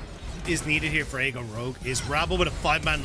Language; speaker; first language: English; native; English